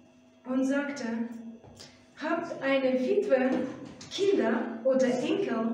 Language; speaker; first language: German; non-native, fluent; Russian